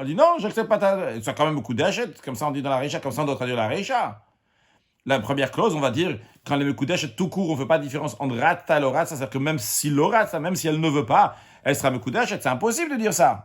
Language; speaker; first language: French; native; French